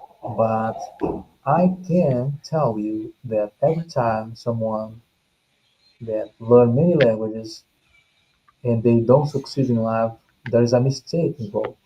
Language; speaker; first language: English; non-native, fluent; Portuguese